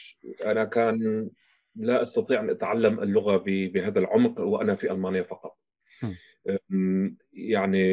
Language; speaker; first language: Arabic; non-native, fluent; German